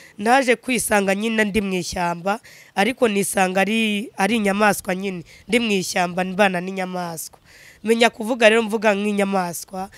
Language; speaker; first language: Kinyarwanda; native; Kinyarwanda